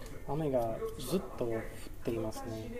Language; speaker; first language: Japanese; non-native, learner; English